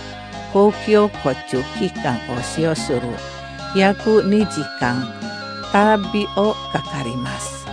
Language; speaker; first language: Japanese; non-native, fluent; Indonesian